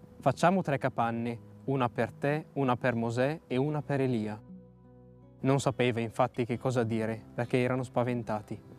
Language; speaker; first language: Italian; native; Italian